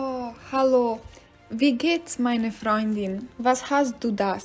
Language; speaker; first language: German; non-native, learner; Slovenian